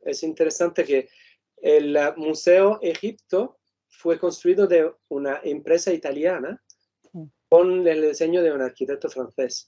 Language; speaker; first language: Spanish; non-native, fluent; Italian